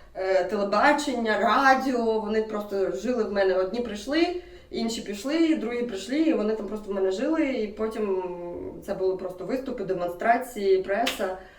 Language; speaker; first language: Ukrainian; non-native, local second language; Russian